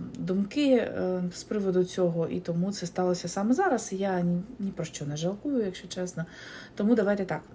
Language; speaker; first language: Ukrainian; non-native, local second language; Russian